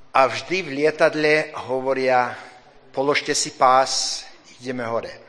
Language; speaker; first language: Slovak; early bilingual, heritage; Slovak